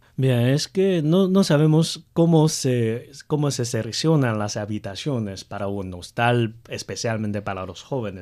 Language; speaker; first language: Spanish; non-native, fluent; Chinese